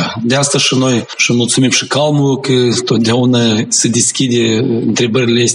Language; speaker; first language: Romanian; non-native, local second language; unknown